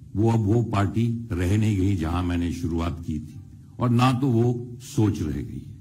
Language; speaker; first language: Hindi; native; Hindi